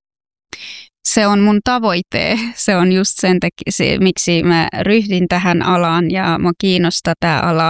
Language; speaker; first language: Finnish; non-native, fluent; Persian